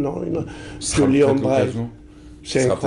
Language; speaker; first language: French; non-native, local second language; Arabic